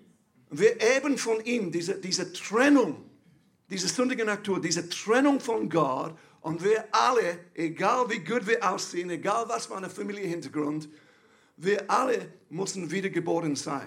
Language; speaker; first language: German; non-native, fluent; English